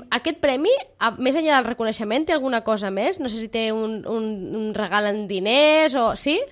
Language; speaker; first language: Catalan; native; Catalan